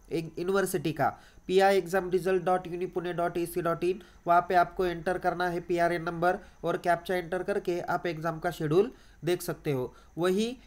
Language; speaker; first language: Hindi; non-native, local second language; Marathi